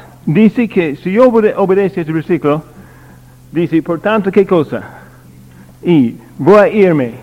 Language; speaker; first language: Spanish; non-native, learner; English